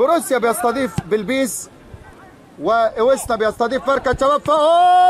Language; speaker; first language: Arabic; native; Arabic